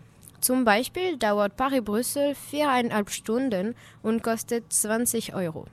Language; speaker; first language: German; non-native, learner; French